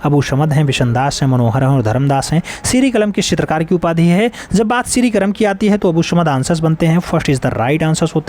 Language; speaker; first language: Hindi; native; Hindi